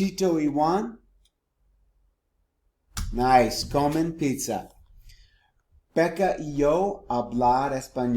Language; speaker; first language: Spanish; non-native, fluent; English